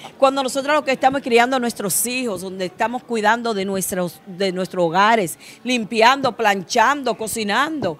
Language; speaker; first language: Spanish; early bilingual, heritage; Spanish